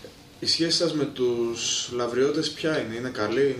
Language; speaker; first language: Greek; native; Greek